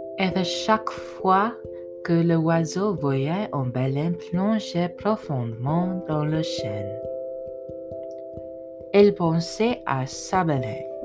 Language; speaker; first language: French; non-native, learner; English